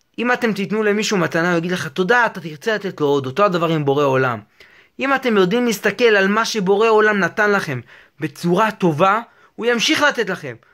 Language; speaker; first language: Hebrew; native; Hebrew